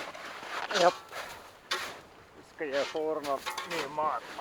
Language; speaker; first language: Swedish; native; Swedish